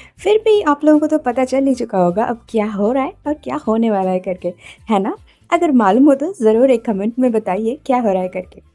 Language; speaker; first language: Hindi; non-native, local second language; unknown